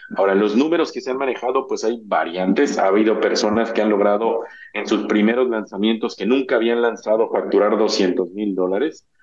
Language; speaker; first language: Spanish; native; Spanish